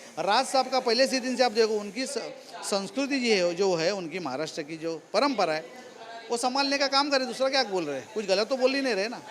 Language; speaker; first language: Hindi; non-native, local second language; Marathi